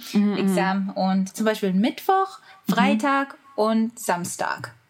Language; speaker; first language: German; non-native, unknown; Japanese